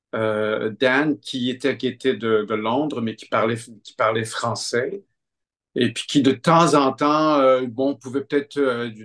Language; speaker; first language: French; native; French